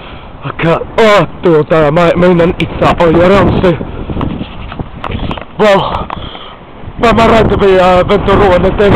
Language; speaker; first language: Welsh; non-native, learner; English